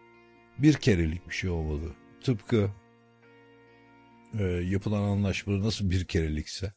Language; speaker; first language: Turkish; native; Turkish